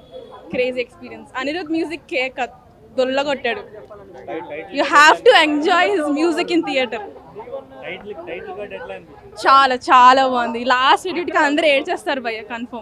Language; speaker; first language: Telugu; non-native, local second language; Tamil